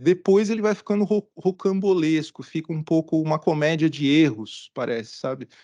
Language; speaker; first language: Portuguese; native; Portuguese